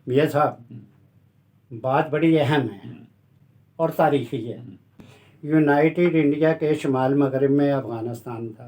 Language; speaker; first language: Urdu; non-native, local second language; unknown